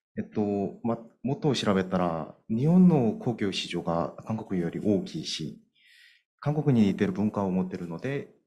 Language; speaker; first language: Japanese; non-native, fluent; Korean